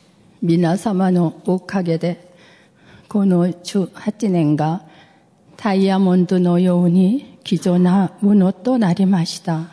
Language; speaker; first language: Japanese; non-native, fluent; Korean